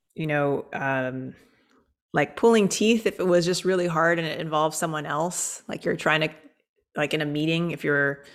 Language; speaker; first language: English; native; English